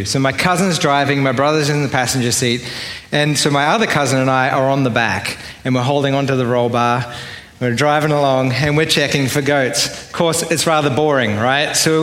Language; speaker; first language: English; native; English